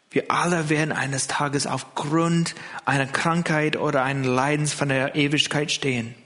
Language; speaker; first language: German; non-native, fluent; English